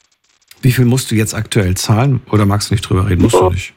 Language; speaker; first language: German; native; German